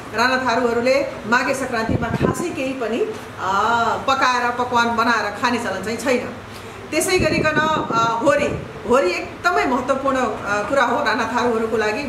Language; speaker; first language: Nepali; non-native, local second language; Rana Tharu